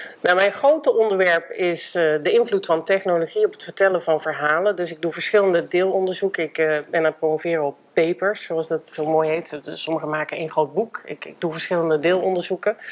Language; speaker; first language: Dutch; native; Dutch